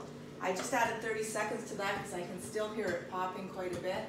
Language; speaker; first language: English; native; English